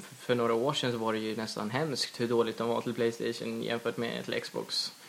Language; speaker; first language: Swedish; native; Swedish